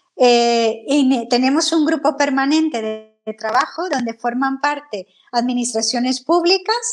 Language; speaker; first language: Spanish; native; Spanish